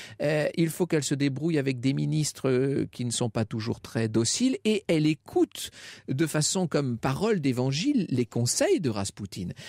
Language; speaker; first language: French; native; French